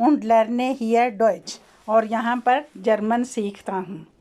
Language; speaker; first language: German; non-native, learner; Urdu